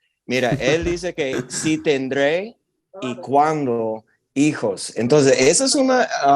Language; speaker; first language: Spanish; non-native, fluent; English